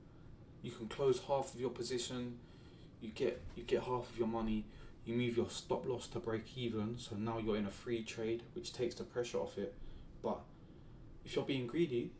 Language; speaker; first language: English; native; English